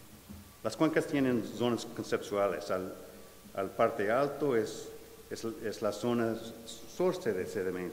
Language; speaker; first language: Spanish; non-native, fluent; English